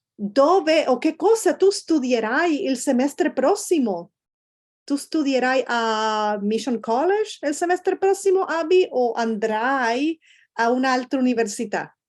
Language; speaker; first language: Italian; non-native, fluent; Spanish